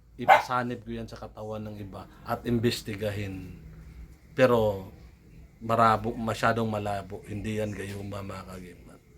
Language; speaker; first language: Filipino; non-native, local second language; Cebuano